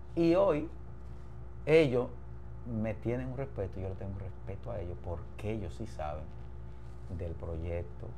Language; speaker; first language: Spanish; native; Spanish